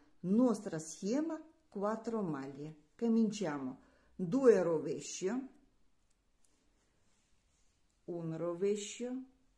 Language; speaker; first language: Italian; non-native, learner; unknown